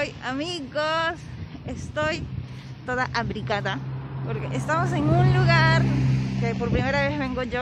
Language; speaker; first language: Spanish; native; Spanish